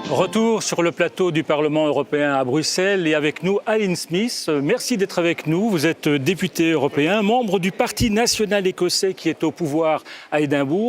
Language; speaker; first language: French; native; French